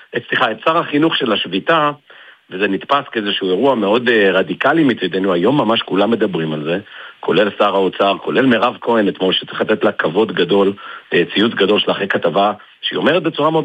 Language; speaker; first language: Hebrew; native; Hebrew